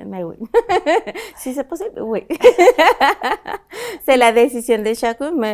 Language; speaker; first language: French; non-native, learner; Spanish